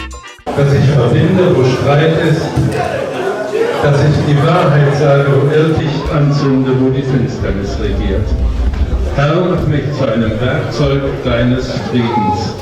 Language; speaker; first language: German; non-native, fluent; Igbo